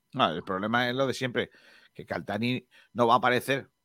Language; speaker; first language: Spanish; native; Spanish